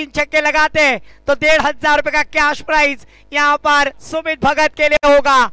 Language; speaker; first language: Hindi; non-native, local second language; Marathi